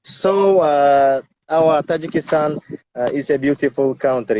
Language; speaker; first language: English; non-native, learner; Tajik